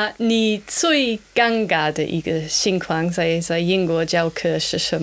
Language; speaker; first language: Chinese; non-native, fluent; German